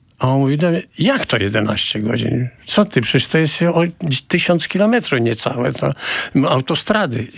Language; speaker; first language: Polish; native; Polish